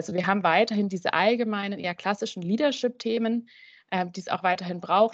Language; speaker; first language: German; native; German